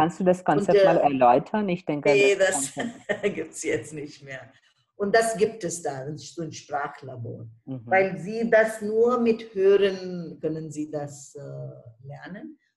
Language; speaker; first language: German; non-native, fluent; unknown